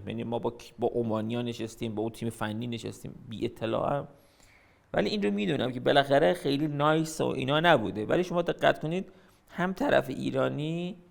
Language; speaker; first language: Persian; native; Persian